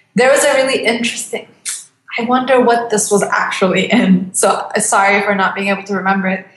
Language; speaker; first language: English; non-native, fluent; Turkish